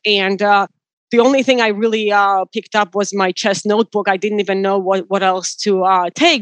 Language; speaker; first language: English; non-native, fluent; Georgian